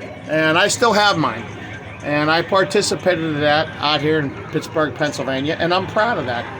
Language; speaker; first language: English; native; English